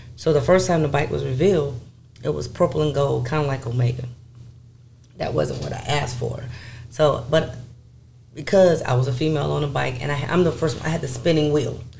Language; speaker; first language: English; native; English